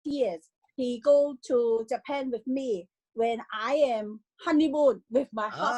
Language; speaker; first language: English; non-native, learner; Cantonese